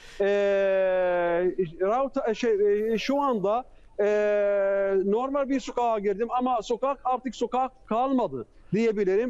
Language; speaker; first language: Turkish; non-native, fluent; Arabic